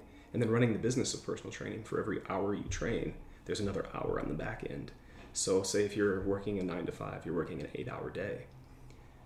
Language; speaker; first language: English; native; English